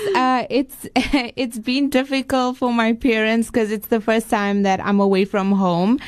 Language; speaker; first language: English; native; English